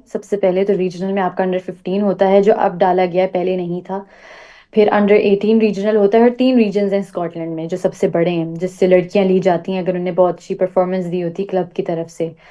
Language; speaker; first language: Urdu; native; Urdu